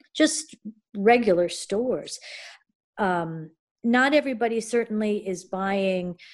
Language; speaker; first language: English; native; English